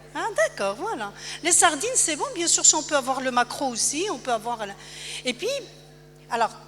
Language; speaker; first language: French; non-native, local second language; Arabic